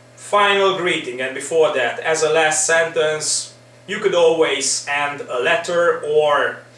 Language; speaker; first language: English; non-native, fluent; Hungarian